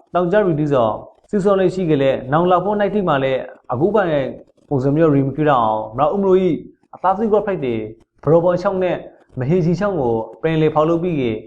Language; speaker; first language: Burmese; native; Burmese